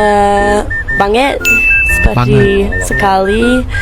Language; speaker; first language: Indonesian; non-native, learner; English